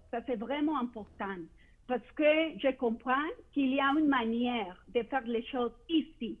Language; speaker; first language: French; non-native, fluent; Spanish